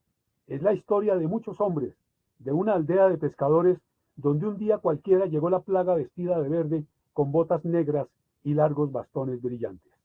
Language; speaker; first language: Spanish; native; Spanish